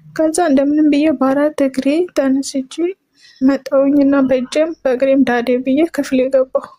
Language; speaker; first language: Amharic; native; Amharic